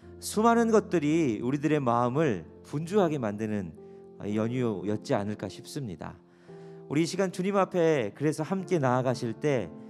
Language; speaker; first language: Korean; native; Korean